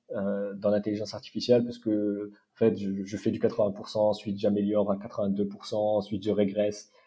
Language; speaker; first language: French; non-native, local second language; Arabic